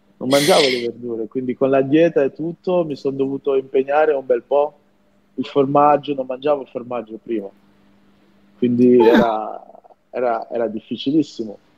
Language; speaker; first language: Italian; non-native, fluent; French